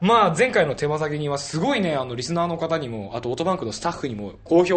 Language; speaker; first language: Japanese; native; Japanese